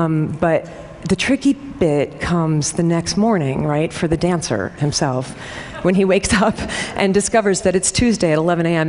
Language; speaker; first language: English; native; English